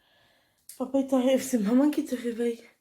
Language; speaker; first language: French; native; French